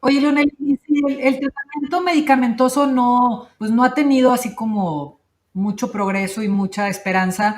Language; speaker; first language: Spanish; native; Spanish